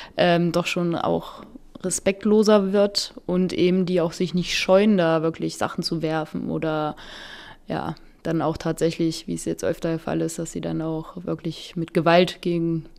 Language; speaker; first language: German; native; German